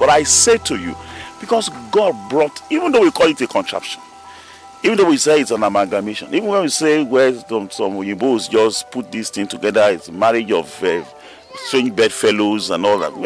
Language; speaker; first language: English; non-native, local second language; Yoruba